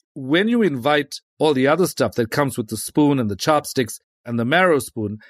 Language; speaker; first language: English; native; English